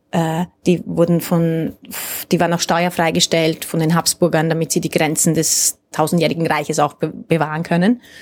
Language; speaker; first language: German; early bilingual, other home language; Hungarian